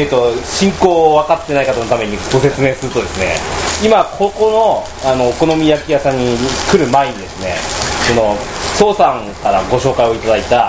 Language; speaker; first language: Japanese; native; Japanese